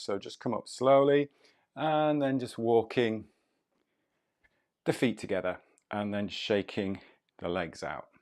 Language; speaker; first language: English; native; English